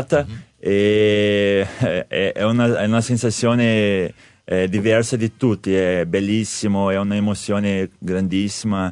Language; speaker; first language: Italian; non-native, learner; Portuguese